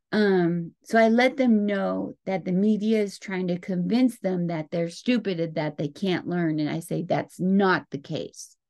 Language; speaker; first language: English; native; English